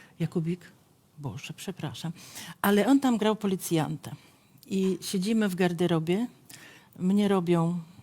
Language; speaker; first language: Polish; non-native, fluent; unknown